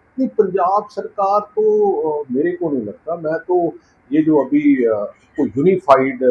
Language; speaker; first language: Hindi; non-native, local second language; Punjabi